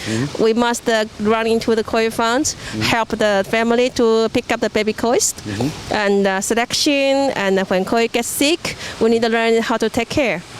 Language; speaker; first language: English; non-native, learner; Chinese